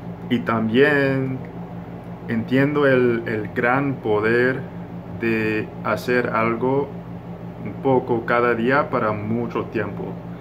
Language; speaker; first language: Spanish; non-native, learner; English